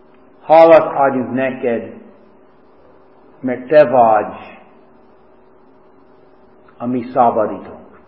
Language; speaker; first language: Hungarian; non-native, fluent; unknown